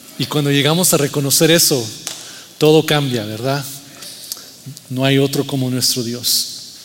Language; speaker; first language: Spanish; early bilingual, heritage; Spanish